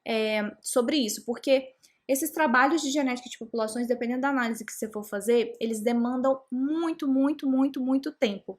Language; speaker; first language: Portuguese; native; Portuguese